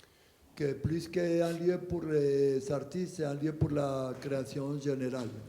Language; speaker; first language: French; non-native, fluent; Spanish